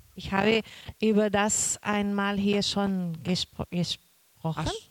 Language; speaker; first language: German; non-native, learner; Portuguese